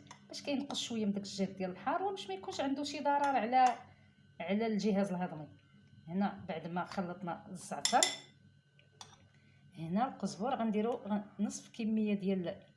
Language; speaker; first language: Arabic; native; Arabic